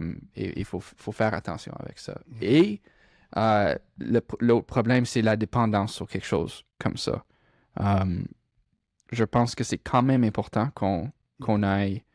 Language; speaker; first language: French; non-native, local second language; English